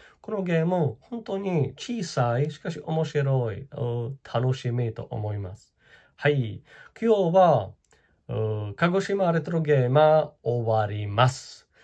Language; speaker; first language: Japanese; non-native, learner; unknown